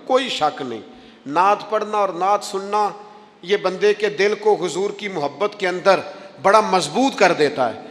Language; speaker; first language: Urdu; non-native, local second language; Punjabi